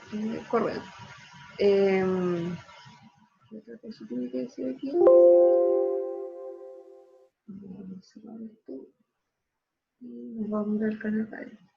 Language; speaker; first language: Spanish; native; Spanish